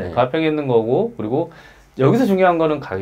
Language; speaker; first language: Korean; native; Korean